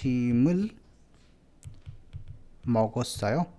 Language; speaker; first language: Korean; non-native, fluent; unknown